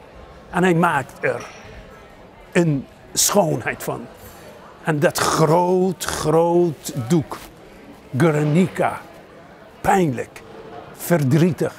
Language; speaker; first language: Dutch; non-native, fluent; Persian